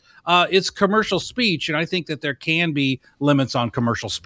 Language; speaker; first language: English; native; English